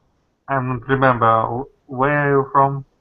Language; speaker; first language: English; non-native, learner; Russian